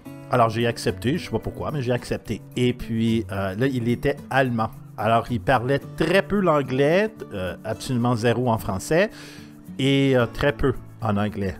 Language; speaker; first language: French; native; French